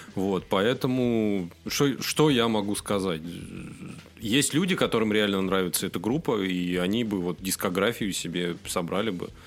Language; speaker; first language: Russian; native; Russian